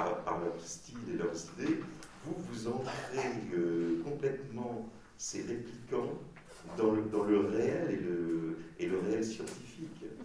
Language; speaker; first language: French; native; French